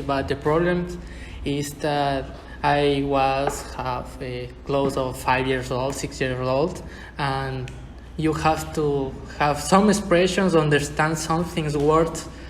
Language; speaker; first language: English; non-native, learner; Spanish